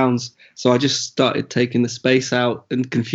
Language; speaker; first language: English; native; English